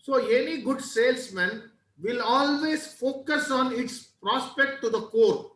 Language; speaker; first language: English; non-native, local second language; Tamil